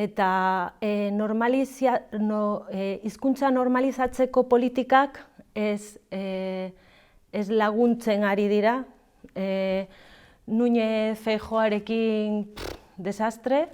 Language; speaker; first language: Basque; non-native, learner; Galician